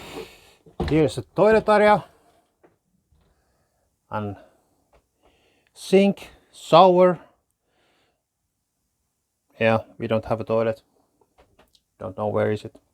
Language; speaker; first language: English; non-native, learner; Finnish